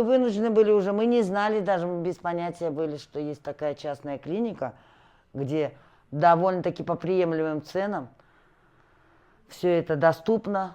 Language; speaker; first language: Russian; native; Russian